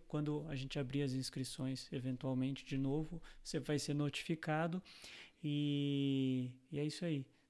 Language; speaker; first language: Portuguese; native; Portuguese